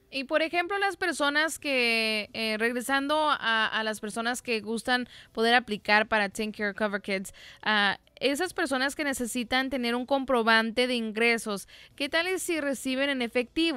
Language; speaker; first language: Spanish; native; Spanish